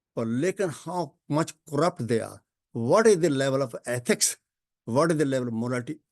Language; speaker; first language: English; non-native, local second language; Punjabi